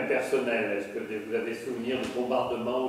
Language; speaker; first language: French; native; French